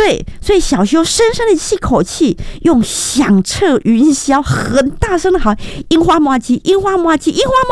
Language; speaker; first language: Chinese; native; Chinese